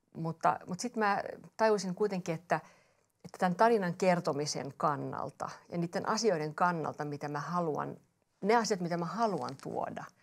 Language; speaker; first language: Finnish; native; Finnish